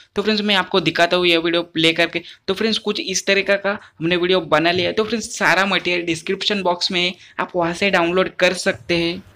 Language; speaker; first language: Hindi; non-native, local second language; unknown